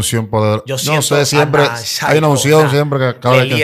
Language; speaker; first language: Spanish; native; Spanish